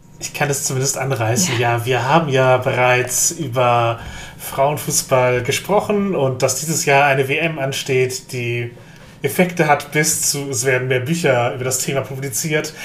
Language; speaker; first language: German; native; German